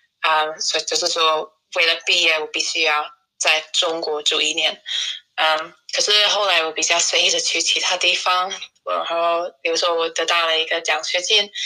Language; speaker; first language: Chinese; non-native, fluent; English